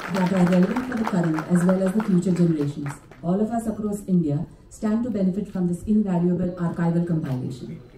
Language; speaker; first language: English; non-native, local second language; Marathi